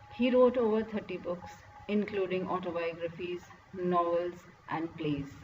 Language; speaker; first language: English; non-native, local second language; Punjabi